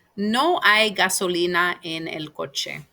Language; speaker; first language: Spanish; non-native, fluent; English